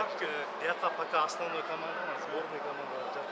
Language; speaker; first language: Russian; non-native, local second language; Kyrgyz